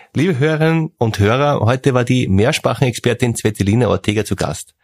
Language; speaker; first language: German; native; German